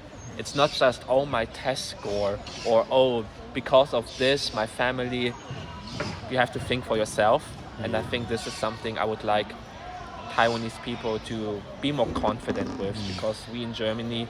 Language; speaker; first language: English; non-native, fluent; German